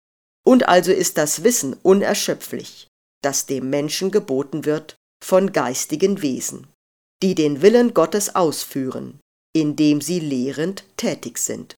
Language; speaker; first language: German; native; German